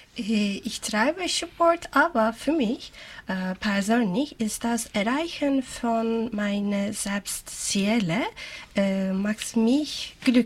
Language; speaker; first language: German; non-native, learner; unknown